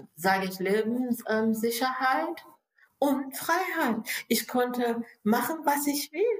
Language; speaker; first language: German; non-native, fluent; Persian